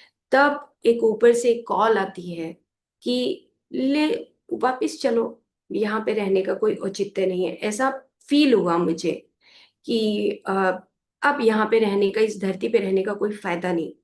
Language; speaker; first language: Hindi; native; Hindi